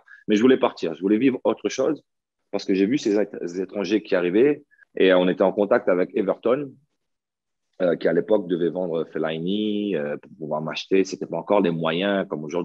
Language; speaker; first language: French; native; French